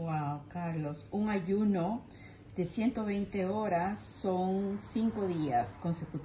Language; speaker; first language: Spanish; native; Spanish